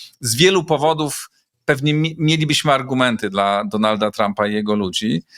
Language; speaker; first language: Polish; native; Polish